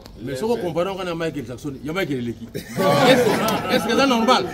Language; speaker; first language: French; non-native, local second language; Lingala